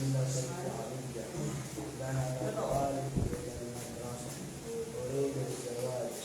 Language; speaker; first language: Arabic; non-native, learner; Filipino